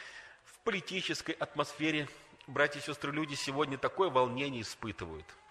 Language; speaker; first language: Russian; native; Russian